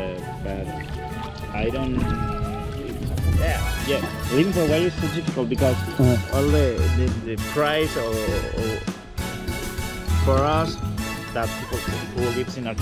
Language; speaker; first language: English; non-native, learner; Spanish